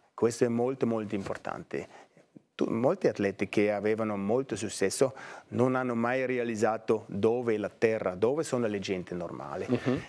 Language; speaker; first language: Italian; non-native, fluent; German